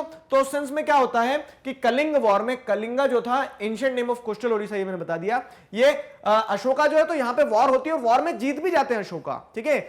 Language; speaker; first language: Hindi; native; Hindi